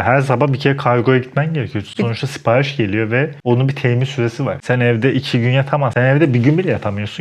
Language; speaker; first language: Turkish; native; Turkish